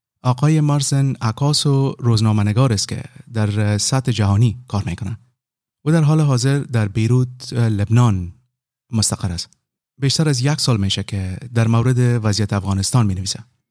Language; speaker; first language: Persian; native; Persian